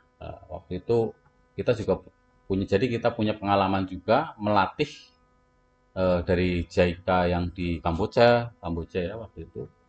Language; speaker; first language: Indonesian; non-native, local second language; Javanese